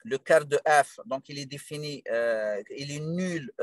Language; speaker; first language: French; non-native, local second language; Arabic